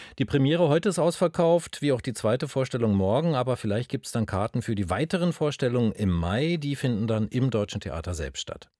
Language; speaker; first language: German; native; German